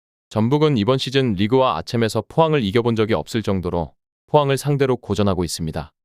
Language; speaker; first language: Korean; native; Korean